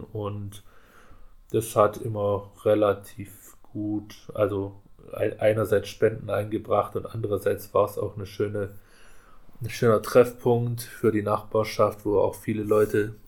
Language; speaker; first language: German; native; German